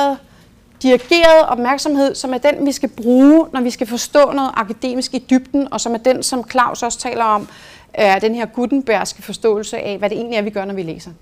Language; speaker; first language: Danish; native; Danish